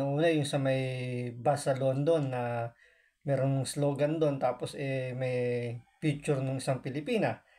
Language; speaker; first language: Filipino; native; Filipino